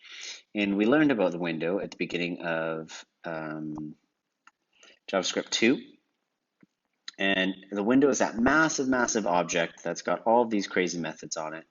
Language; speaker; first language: English; native; English